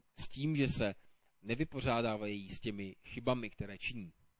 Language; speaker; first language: Czech; native; Czech